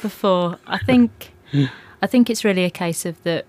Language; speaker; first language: English; native; English